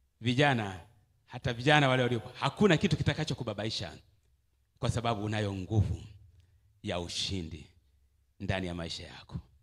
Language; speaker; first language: Swahili; native; Swahili